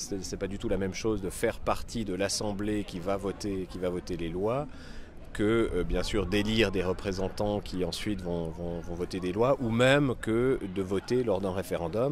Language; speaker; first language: French; native; French